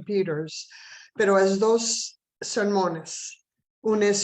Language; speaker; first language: Spanish; non-native, fluent; English